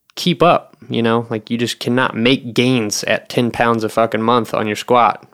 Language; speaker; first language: English; native; English